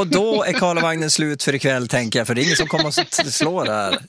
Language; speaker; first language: Swedish; native; Swedish